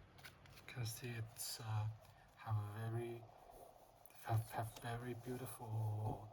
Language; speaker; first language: English; non-native, learner; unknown